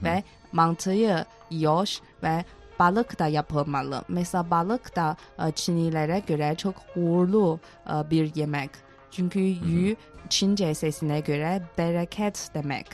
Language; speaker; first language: Turkish; non-native, fluent; Chinese